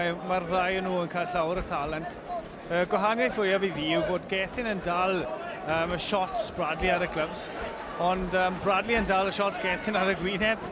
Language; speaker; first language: Welsh; non-native, local second language; English